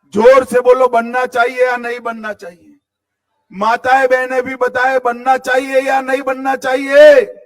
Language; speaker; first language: Hindi; non-native, local second language; Gujarati